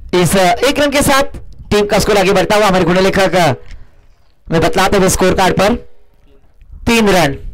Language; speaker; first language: Hindi; non-native, local second language; Marathi